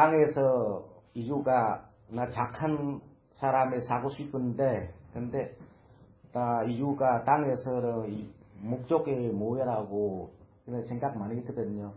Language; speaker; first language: Korean; non-native, learner; Vietnamese